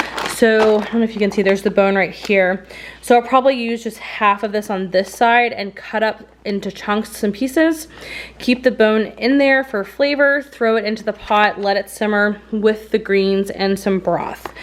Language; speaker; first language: English; native; English